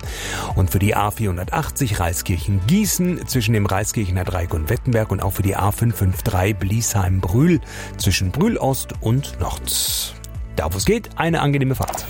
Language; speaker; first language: German; native; German